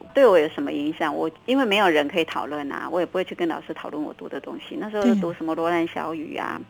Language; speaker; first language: Chinese; non-native, local second language; Min Nan Chinese